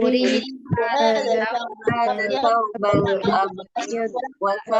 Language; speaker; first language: Arabic; non-native, learner; Indonesian